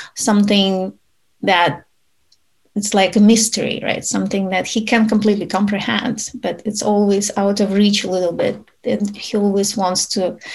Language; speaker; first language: English; non-native, fluent; Ukrainian